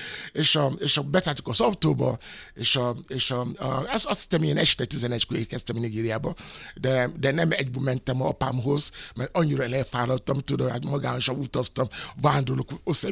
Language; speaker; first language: Hungarian; non-native, fluent; Yoruba